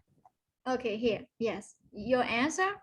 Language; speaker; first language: English; non-native, fluent; Chinese